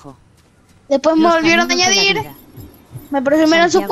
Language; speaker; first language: Spanish; native; Spanish